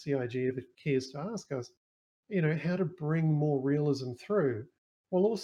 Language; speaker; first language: English; native; English